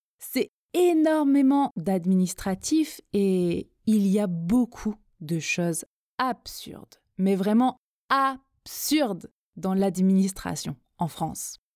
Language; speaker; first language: French; native; French